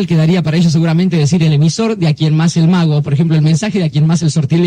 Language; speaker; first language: Spanish; native; Spanish